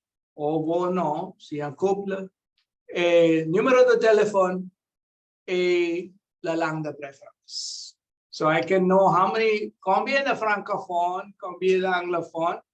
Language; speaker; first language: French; non-native, local second language; English